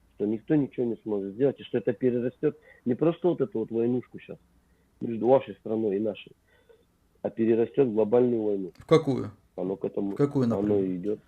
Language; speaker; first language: Russian; native; Russian